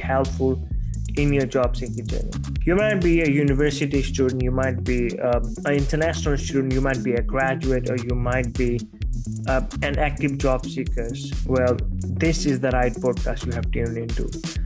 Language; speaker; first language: English; non-native, fluent; Nepali